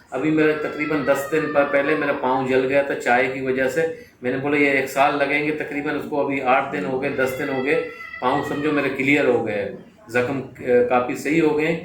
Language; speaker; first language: Urdu; non-native, local second language; Baluchi